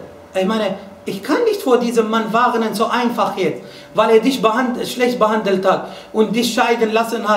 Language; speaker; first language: German; non-native, fluent; Arabic